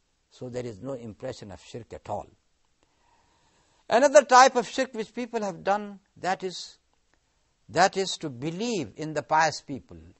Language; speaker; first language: English; non-native, local second language; Urdu